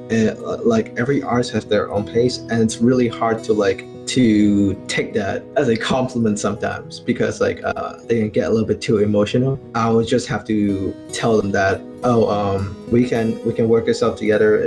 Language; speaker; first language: English; non-native, local second language; Cantonese